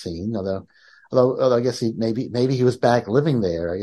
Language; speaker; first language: English; native; English